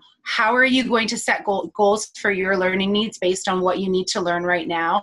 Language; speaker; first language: English; native; English